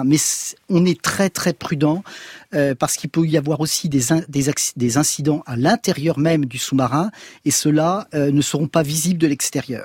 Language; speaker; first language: French; native; French